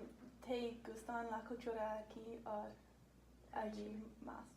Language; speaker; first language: Spanish; non-native, learner; English